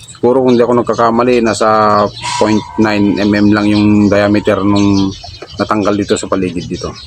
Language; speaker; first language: Filipino; non-native, local second language; Iloko